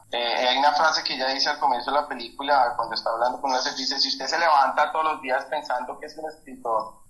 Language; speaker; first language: Spanish; native; Spanish